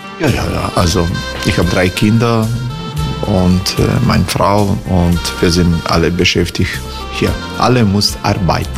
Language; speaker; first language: German; non-native, learner; Croatian